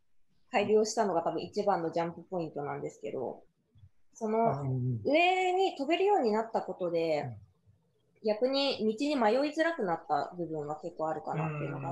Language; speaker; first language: Japanese; native; Japanese